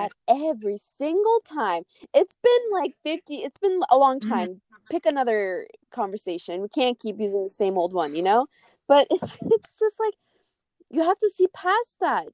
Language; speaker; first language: English; native; English